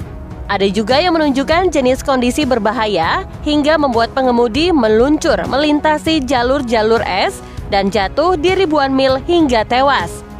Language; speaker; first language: Indonesian; native; Indonesian